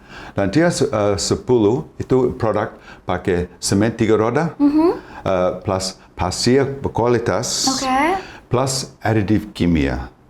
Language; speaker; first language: Indonesian; non-native, fluent; English